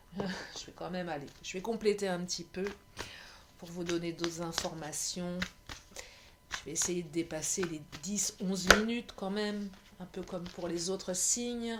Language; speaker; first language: French; native; French